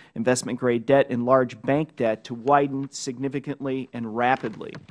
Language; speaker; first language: English; native; English